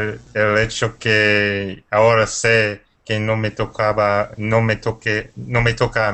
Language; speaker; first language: Spanish; non-native, fluent; English